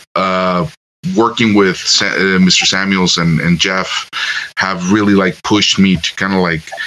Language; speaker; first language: English; non-native, fluent; Spanish